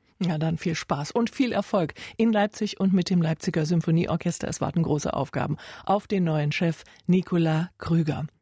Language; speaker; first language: German; native; German